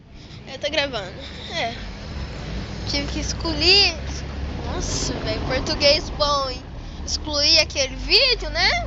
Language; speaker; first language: Portuguese; native; Portuguese